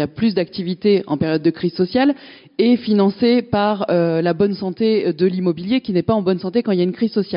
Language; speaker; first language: French; native; French